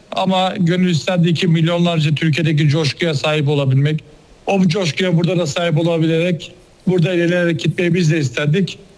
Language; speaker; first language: Turkish; native; Turkish